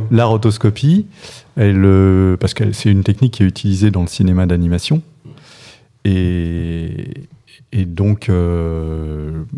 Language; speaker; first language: French; non-native, fluent; English